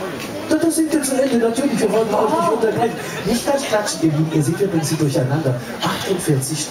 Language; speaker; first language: German; native; German